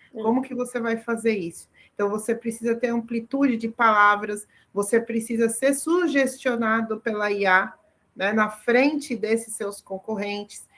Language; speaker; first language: Portuguese; early bilingual, other home language; Arabic